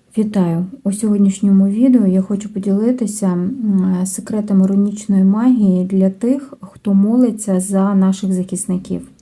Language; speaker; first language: Ukrainian; non-native, local second language; Russian